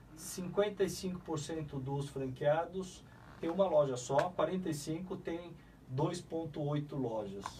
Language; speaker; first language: Portuguese; early bilingual, other home language; Korean